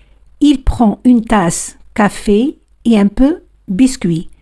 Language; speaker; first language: French; non-native, fluent; Spanish